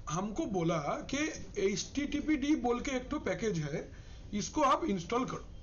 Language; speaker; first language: Hindi; non-native, local second language; Bangla